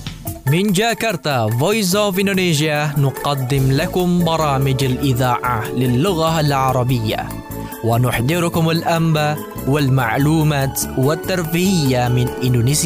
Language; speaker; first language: Arabic; non-native, fluent; Indonesian